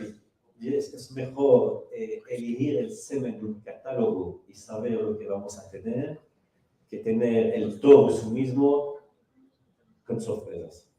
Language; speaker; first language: Spanish; non-native, fluent; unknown